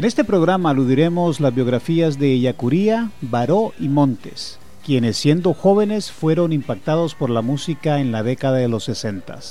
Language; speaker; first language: Spanish; native; Spanish